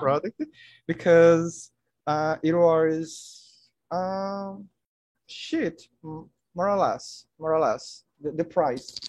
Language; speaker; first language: English; non-native, learner; Portuguese